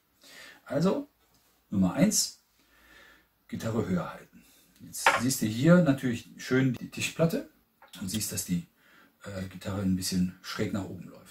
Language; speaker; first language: German; native; German